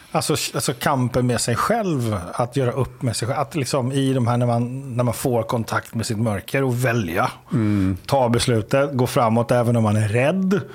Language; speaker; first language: Swedish; native; Swedish